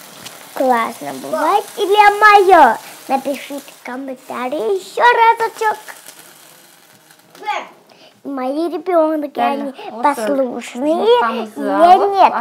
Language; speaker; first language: Russian; non-native, local second language; Kazakh